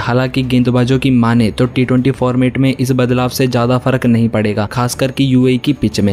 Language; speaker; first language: Hindi; native; Hindi